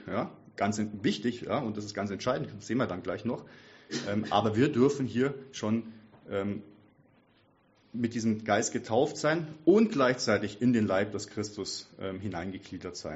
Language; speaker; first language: German; native; German